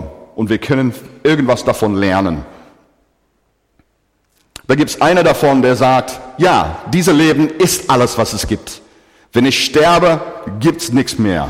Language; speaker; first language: German; non-native, fluent; English